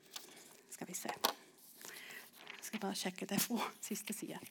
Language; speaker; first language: Norwegian; non-native, fluent; English